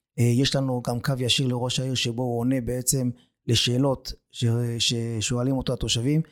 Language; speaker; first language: Hebrew; native; Hebrew